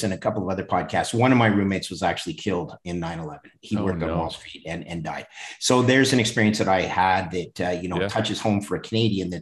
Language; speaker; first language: English; native; English